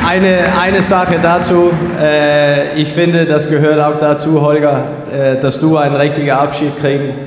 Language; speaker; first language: German; non-native, fluent; Danish